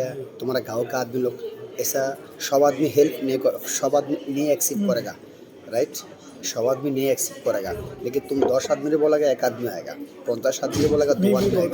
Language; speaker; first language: Hindi; non-native, learner; Bangla